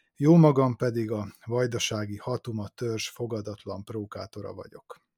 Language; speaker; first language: Hungarian; native; Hungarian